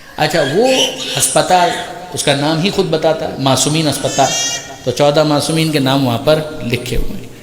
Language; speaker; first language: Urdu; native; Urdu